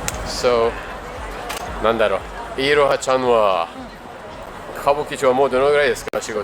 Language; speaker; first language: Japanese; non-native, learner; English